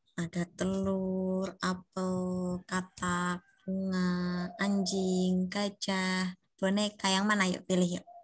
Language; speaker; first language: Indonesian; native; Indonesian